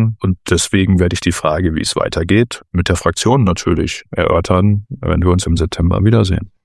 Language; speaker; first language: German; native; German